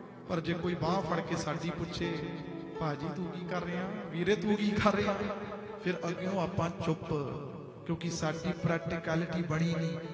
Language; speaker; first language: Punjabi; early bilingual, other home language; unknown